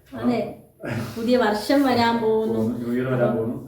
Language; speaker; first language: Malayalam; native; Malayalam